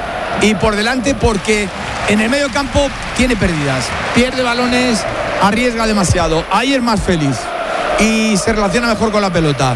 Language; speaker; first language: Spanish; native; Spanish